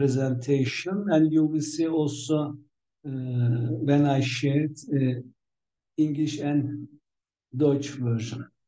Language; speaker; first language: English; non-native, fluent; Turkish